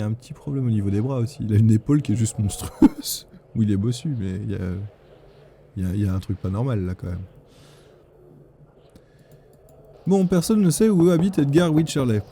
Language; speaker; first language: French; native; French